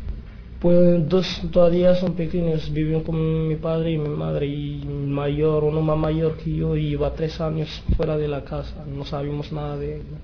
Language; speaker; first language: Spanish; non-native, learner; Arabic